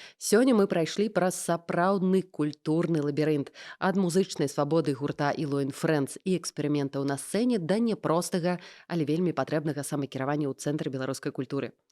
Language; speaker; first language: Belarusian; non-native, local second language; Russian